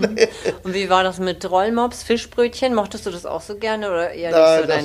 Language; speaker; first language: German; native; German